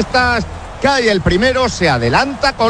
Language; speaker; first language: Spanish; native; Spanish